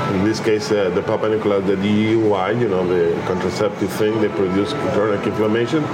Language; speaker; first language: English; non-native, fluent; Spanish